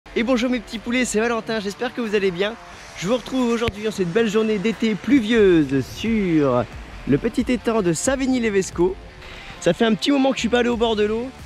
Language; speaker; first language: French; native; French